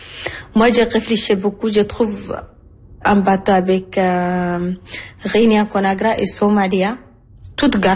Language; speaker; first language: French; non-native, learner; Arabic